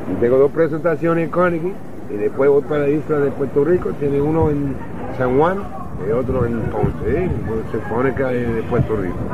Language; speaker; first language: Spanish; non-native, learner; English